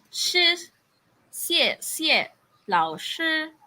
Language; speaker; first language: Chinese; non-native, learner; Filipino